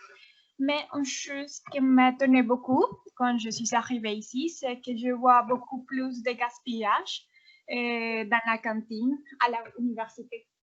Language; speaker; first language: French; non-native, fluent; Spanish